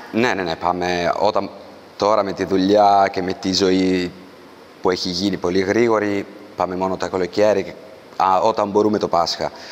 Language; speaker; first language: Greek; early bilingual, heritage; Greek